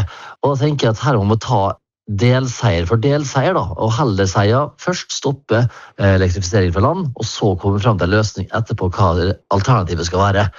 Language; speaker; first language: Norwegian; native; Norwegian